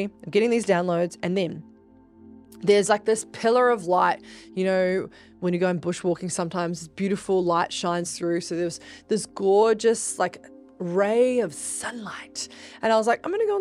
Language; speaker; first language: English; native; English